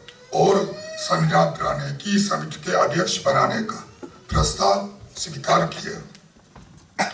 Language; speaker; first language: Hindi; non-native, fluent; Japanese